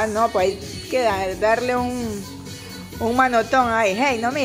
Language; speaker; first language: Spanish; native; Spanish